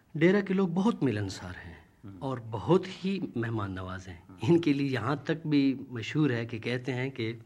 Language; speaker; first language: Urdu; non-native, local second language; Saraiki